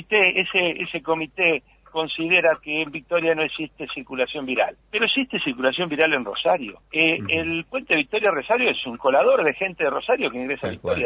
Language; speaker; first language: Spanish; native; Spanish